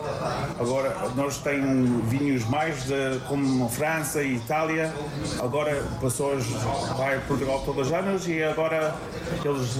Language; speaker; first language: Portuguese; early bilingual, heritage; Portuguese